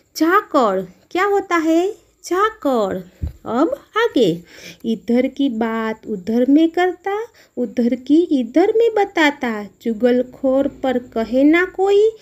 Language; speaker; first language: Hindi; non-native, local second language; Gujarati